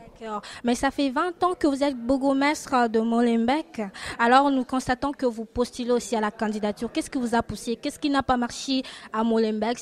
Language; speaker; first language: French; non-native, local second language; Lingala